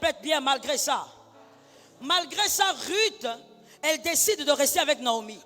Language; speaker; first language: French; non-native, local second language; Lingala